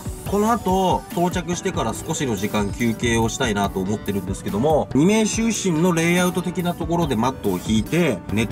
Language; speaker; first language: Japanese; native; Japanese